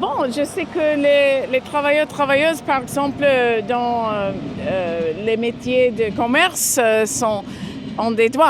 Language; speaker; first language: French; non-native, fluent; English